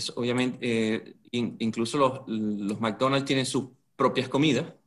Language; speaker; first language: Spanish; native; Spanish